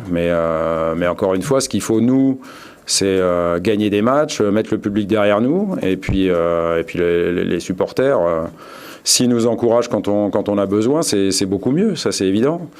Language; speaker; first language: French; native; French